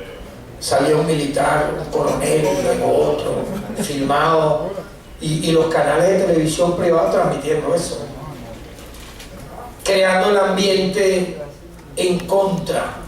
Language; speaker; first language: Spanish; native; Spanish